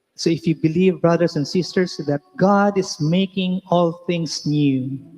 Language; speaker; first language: English; non-native, local second language; Filipino